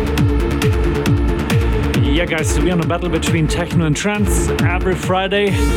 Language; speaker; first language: English; non-native, fluent; German